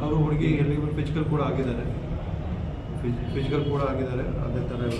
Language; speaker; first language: Kannada; non-native, fluent; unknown